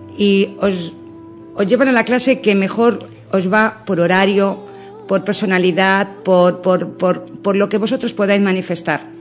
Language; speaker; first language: Spanish; native; Spanish